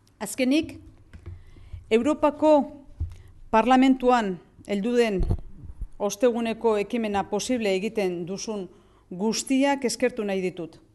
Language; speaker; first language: Basque; native; Basque